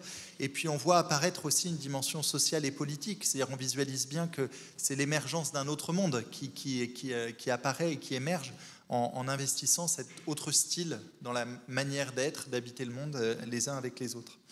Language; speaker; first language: French; native; French